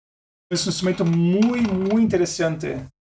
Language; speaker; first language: Spanish; non-native, learner; Portuguese